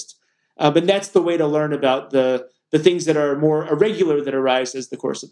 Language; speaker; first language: English; native; English